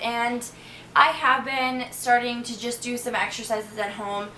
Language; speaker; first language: English; native; English